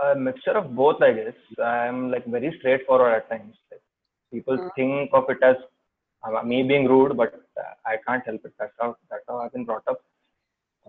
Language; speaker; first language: English; non-native, local second language; Kannada